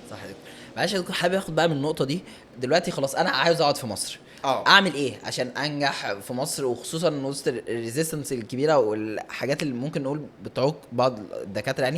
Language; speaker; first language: Arabic; native; Arabic